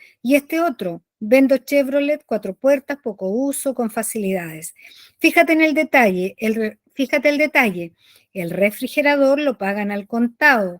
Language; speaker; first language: Spanish; native; Spanish